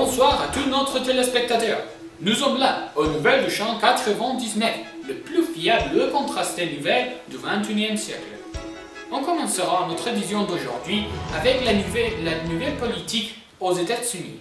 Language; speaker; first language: French; non-native, learner; Spanish